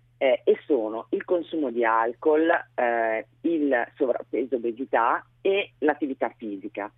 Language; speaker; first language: Italian; native; Italian